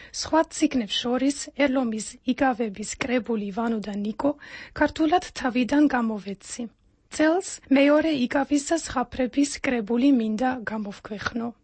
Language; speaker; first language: Georgian; non-native, fluent; Dutch